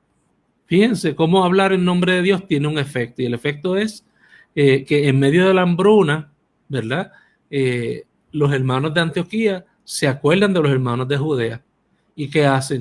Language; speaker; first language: Spanish; native; Spanish